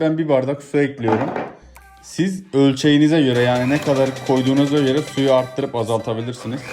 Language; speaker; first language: Turkish; native; Turkish